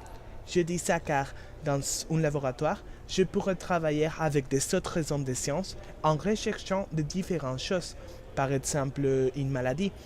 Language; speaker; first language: French; non-native, learner; Spanish